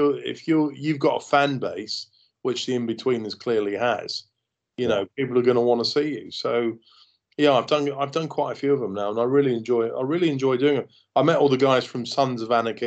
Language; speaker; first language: English; native; English